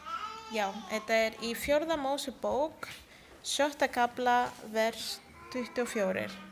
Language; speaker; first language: Icelandic; non-native, learner; Spanish